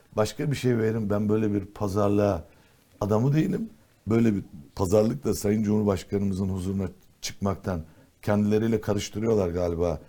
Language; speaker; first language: Turkish; non-native, local second language; Kurdish